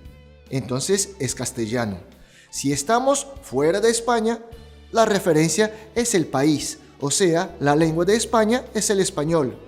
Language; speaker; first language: Spanish; non-native, fluent; Portuguese